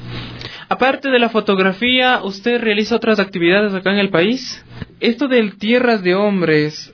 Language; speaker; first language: Spanish; native; Spanish